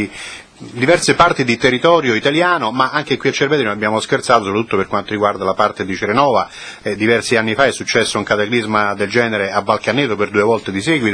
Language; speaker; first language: Italian; native; Italian